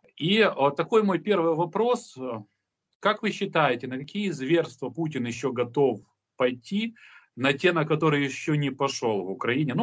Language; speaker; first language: Russian; non-native, local second language; Ukrainian